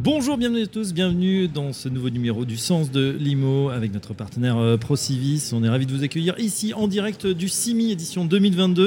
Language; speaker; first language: French; native; French